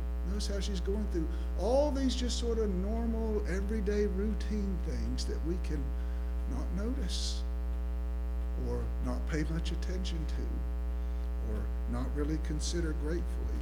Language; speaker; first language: English; native; English